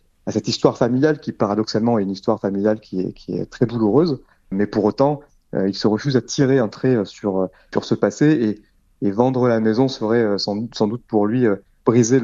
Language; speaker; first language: French; native; French